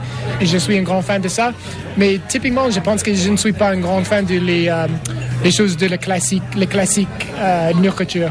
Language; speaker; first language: French; non-native, learner; English